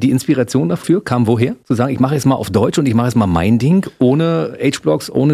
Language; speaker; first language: German; native; German